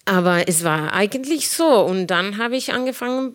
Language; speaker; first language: German; non-native, fluent; Spanish